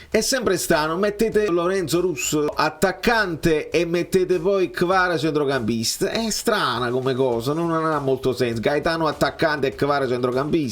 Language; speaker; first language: Italian; native; Italian